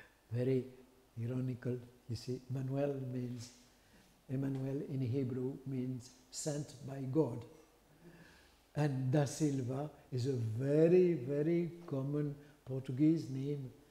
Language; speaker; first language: English; non-native, fluent; French